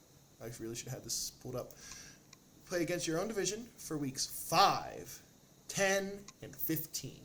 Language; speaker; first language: English; native; English